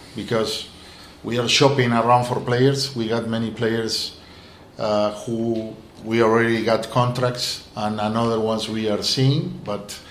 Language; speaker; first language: English; non-native, fluent; Spanish